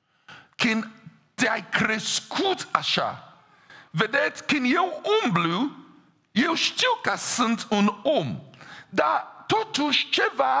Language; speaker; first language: Romanian; non-native, fluent; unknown